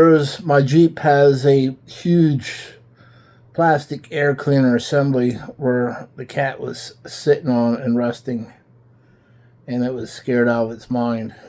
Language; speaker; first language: English; native; English